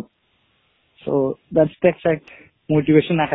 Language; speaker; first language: English; non-native, local second language; Malayalam